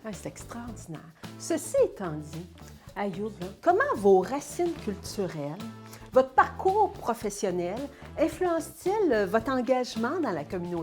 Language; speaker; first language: French; native; French